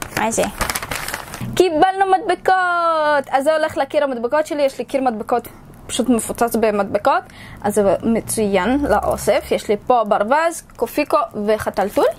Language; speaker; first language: Hebrew; early bilingual, other home language; Russian